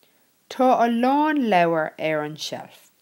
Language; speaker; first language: Irish; non-native, local second language; English